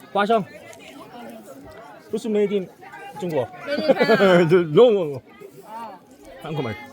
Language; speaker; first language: Chinese; non-native, fluent; Korean